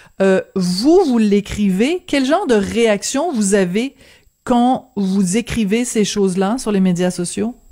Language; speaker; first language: French; native; French